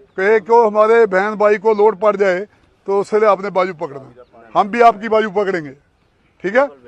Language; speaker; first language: Hindi; non-native, local second language; Punjabi